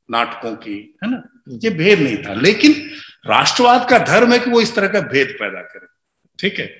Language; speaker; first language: Hindi; non-native, local second language; Magahi